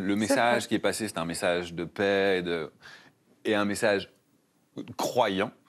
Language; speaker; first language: French; native; French